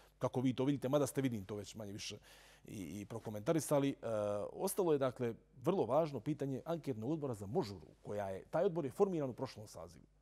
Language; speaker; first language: Serbian; native; Serbian